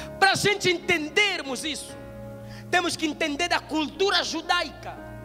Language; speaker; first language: Portuguese; non-native, fluent; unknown